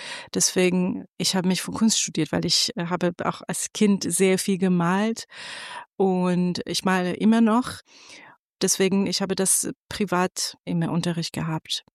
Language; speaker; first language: German; non-native, fluent; Persian